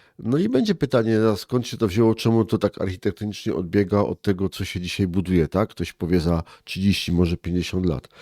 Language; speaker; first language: Polish; native; Polish